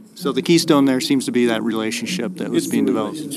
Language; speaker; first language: English; native; English